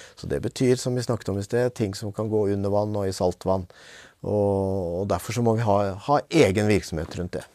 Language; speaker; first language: Norwegian; native; Norwegian